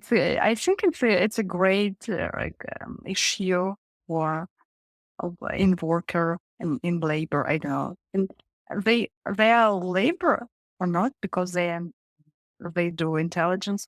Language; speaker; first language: English; non-native, learner; Russian